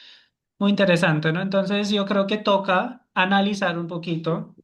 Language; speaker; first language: Spanish; non-native, fluent; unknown